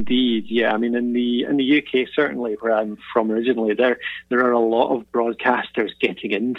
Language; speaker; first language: English; native; English